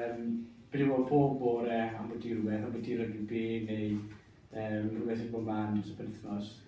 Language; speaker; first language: Welsh; native; Welsh